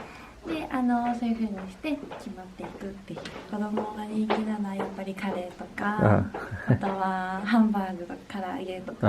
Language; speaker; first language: Japanese; native; Japanese